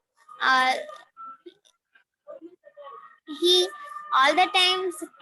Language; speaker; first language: English; non-native, learner; Tamil